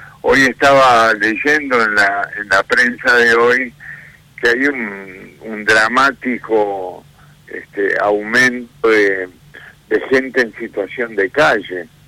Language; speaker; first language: Spanish; native; Spanish